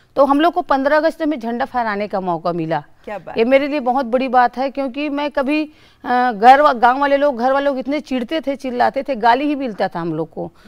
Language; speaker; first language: Hindi; native; Hindi